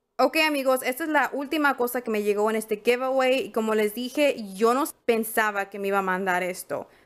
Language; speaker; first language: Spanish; early bilingual, heritage; Spanish